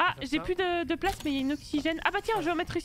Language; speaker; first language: French; native; French